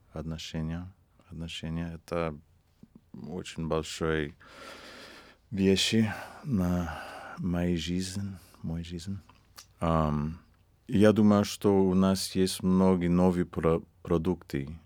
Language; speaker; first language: Russian; non-native, learner; English